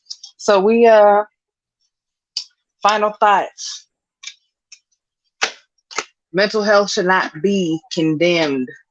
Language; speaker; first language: English; native; English